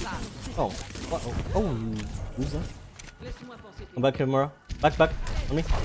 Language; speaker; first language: English; non-native, learner; French